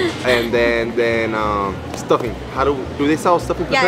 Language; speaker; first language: English; native; English